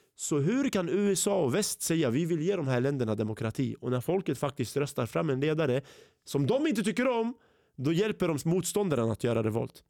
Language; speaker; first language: Swedish; early bilingual, other home language; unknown